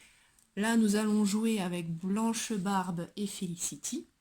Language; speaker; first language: French; native; French